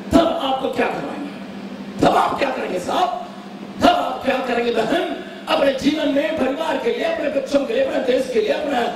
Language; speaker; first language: Hindi; non-native, local second language; Tamil